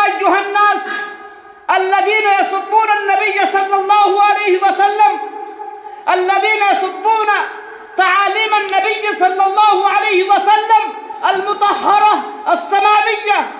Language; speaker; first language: Arabic; non-native, fluent; Urdu